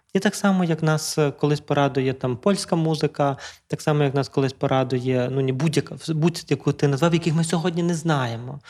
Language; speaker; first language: Ukrainian; native; Ukrainian